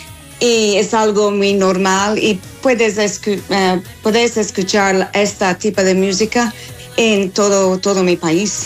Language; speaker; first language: Spanish; non-native, fluent; English